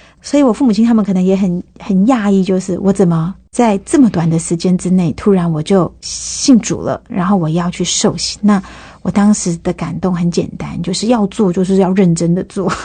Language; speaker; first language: Chinese; native; Chinese